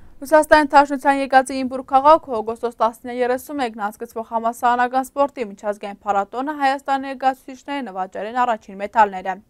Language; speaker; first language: Armenian; early bilingual, heritage; Armenian